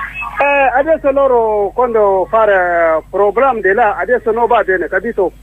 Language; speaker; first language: Italian; non-native, learner; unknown